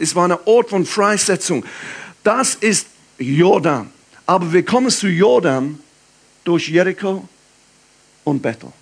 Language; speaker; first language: German; non-native, fluent; English